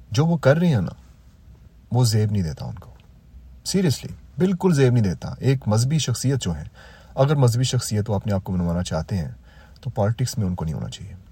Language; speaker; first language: Urdu; native; Urdu